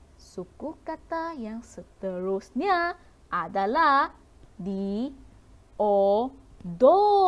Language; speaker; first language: Malay; non-native, local second language; Chinese